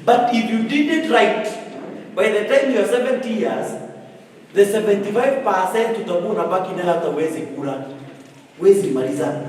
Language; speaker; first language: English; non-native, local second language; Swahili